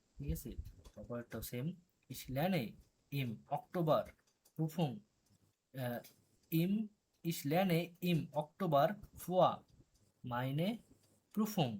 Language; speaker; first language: German; non-native, learner; Bangla